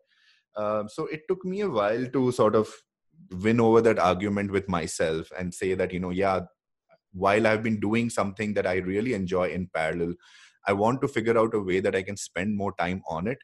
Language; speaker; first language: English; non-native, local second language; Hindi